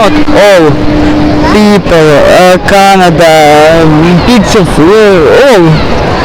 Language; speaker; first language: English; non-native, learner; Ukrainian